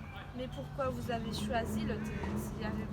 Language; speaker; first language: French; non-native, learner; Turkish